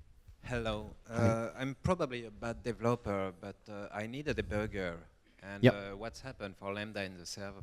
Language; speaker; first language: English; non-native, fluent; French